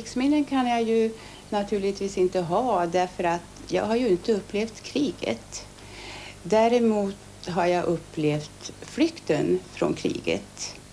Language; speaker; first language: Swedish; early bilingual, other home language; Finnish